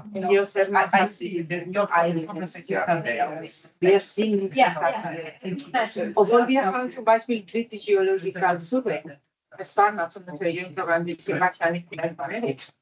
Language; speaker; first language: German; non-native, fluent; Italian